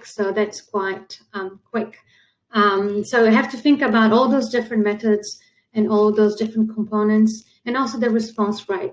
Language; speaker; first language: English; non-native, fluent; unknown